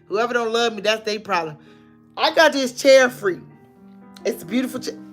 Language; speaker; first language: English; native; English